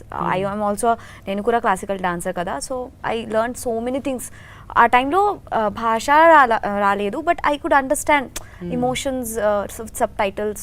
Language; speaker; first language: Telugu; non-native, learner; Bangla